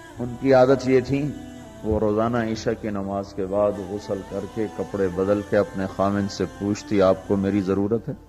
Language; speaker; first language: Urdu; non-native, local second language; Punjabi